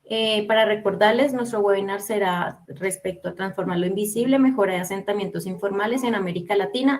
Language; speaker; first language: Spanish; native; Spanish